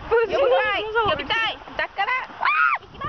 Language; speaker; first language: Japanese; non-native, learner; English